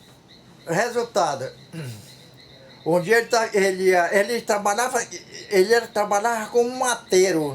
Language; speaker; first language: Portuguese; native; Portuguese